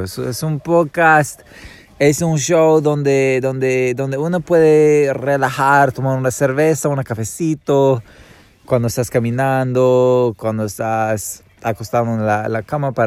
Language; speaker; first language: Spanish; non-native, fluent; English